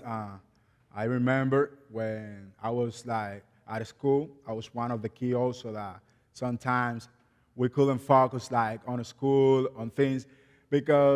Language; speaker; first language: English; non-native, learner; Spanish